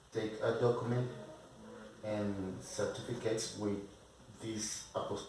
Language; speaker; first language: English; non-native, learner; Spanish